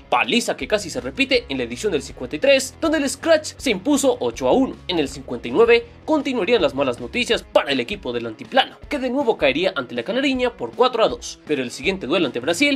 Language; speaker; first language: Spanish; native; Spanish